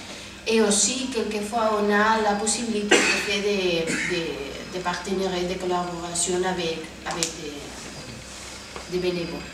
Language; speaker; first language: French; non-native, fluent; Spanish